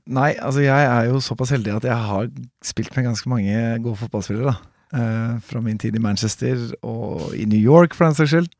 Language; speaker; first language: Norwegian; native; Norwegian